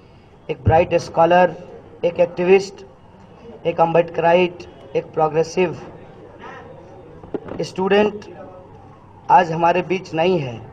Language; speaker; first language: Hindi; native; Hindi